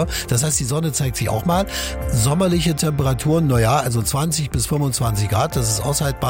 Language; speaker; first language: German; native; German